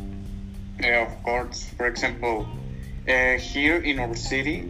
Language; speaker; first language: English; non-native, learner; Spanish